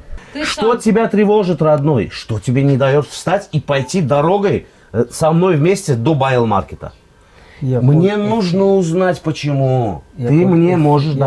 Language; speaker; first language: Russian; non-native, local second language; Azerbaijani